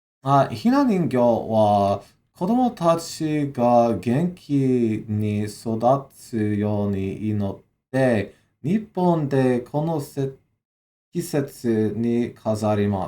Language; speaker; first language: Japanese; non-native, learner; English